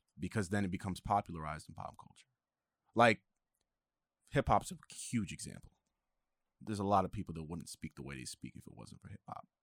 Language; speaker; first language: English; native; English